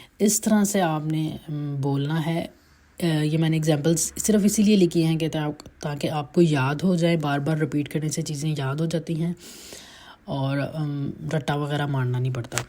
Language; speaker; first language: Urdu; native; Urdu